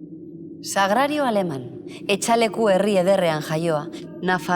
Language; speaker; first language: Basque; native; Basque